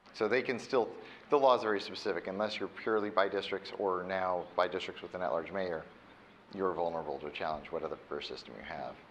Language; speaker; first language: English; native; English